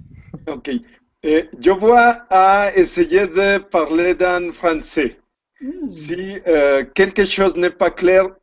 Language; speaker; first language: French; non-native, learner; Spanish